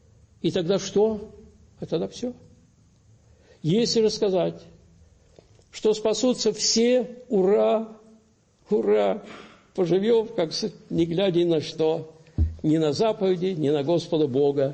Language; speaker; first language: Russian; native; Russian